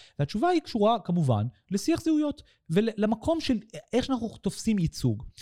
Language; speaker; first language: Hebrew; native; Hebrew